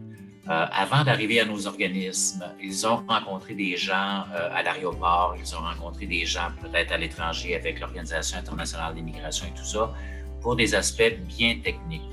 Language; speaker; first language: French; native; French